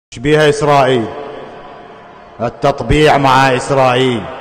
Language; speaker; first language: Arabic; native; Arabic